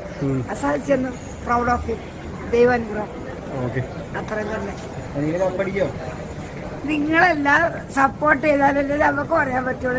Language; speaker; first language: Malayalam; native; Malayalam